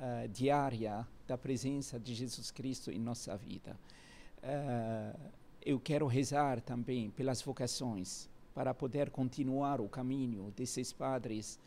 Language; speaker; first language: Portuguese; non-native, fluent; Arabic